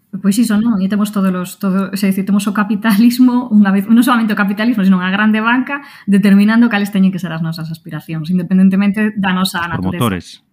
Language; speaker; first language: Galician; non-native, local second language; Spanish